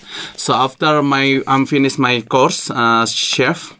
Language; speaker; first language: English; non-native, learner; Indonesian